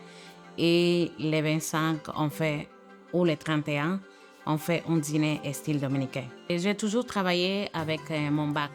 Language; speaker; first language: French; non-native, fluent; Spanish